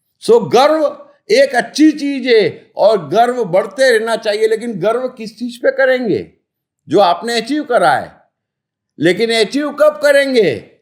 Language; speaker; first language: Hindi; native; Hindi